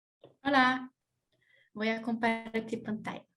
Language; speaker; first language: Spanish; non-native, learner; Portuguese